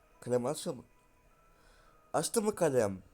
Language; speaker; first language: Turkish; non-native, learner; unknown